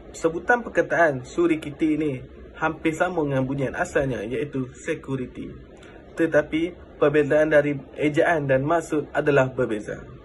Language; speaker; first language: Malay; native; Malay